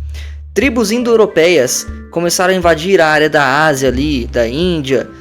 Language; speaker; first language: Portuguese; native; Portuguese